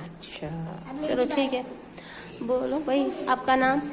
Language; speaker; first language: Hindi; non-native, local second language; Kashmiri